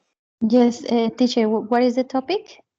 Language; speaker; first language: English; non-native, learner; Spanish